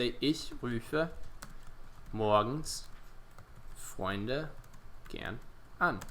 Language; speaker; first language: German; non-native, fluent; English